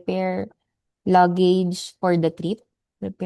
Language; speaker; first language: English; non-native, local second language; Filipino